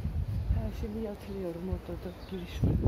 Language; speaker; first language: Turkish; non-native, learner; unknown